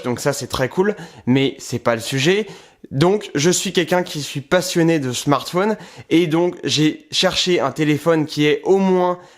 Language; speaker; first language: French; native; French